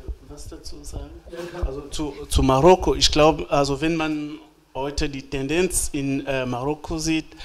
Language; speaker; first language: German; non-native, fluent; French